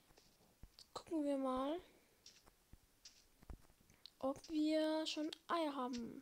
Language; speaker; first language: German; native; German